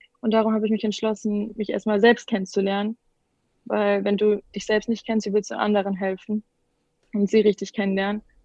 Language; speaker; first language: German; native; German